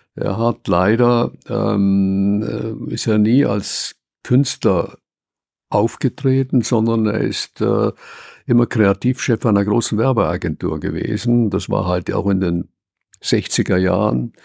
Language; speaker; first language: German; native; German